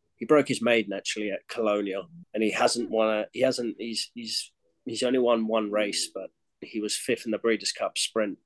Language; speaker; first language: English; native; English